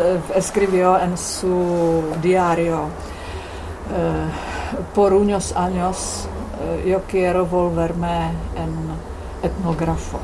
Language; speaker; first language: Spanish; non-native, fluent; Czech